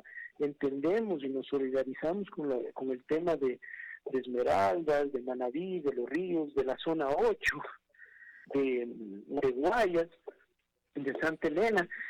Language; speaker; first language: Spanish; native; Spanish